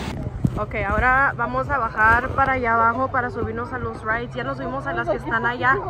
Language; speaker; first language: Spanish; early bilingual, other home language; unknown